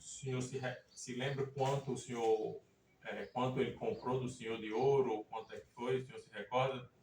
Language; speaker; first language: Portuguese; native; Portuguese